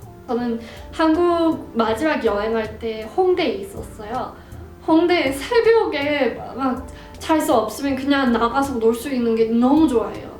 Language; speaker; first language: Korean; non-native, fluent; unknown